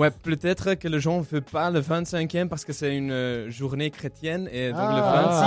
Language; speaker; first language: French; non-native, local second language; Dutch